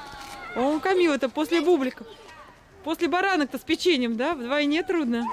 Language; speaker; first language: Russian; native; Russian